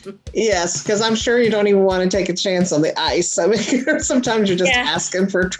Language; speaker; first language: English; native; English